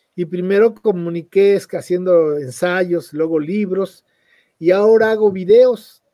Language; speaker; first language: Spanish; native; Spanish